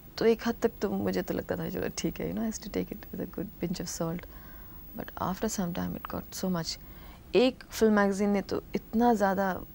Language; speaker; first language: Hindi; non-native, local second language; Telugu